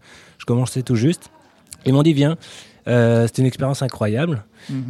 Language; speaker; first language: French; native; French